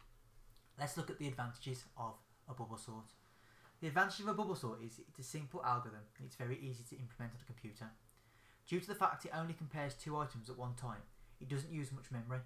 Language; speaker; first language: English; native; English